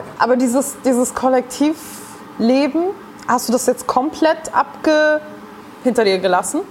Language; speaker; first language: German; early bilingual, other home language; Arabic